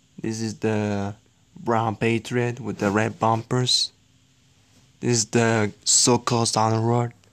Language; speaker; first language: English; non-native, learner; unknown